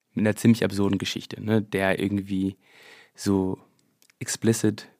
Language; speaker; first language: German; early bilingual, other home language; English